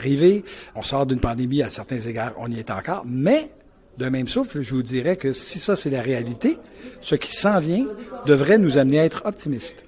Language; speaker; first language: French; native; French